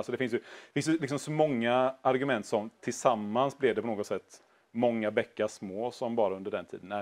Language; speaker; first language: Swedish; native; Swedish